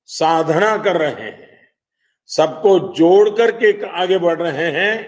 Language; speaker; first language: Hindi; non-native, local second language; Gujarati